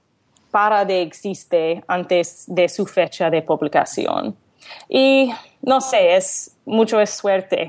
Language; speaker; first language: Spanish; non-native, learner; English